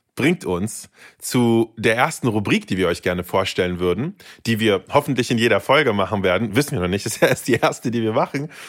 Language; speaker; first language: German; native; German